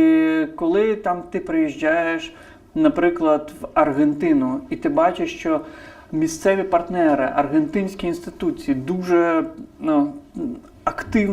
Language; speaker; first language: Ukrainian; non-native, fluent; Crimean Tatar